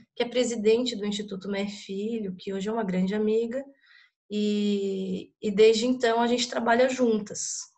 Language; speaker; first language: Portuguese; native; Portuguese